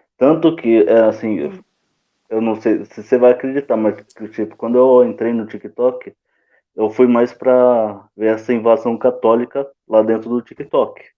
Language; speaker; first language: Portuguese; native; Portuguese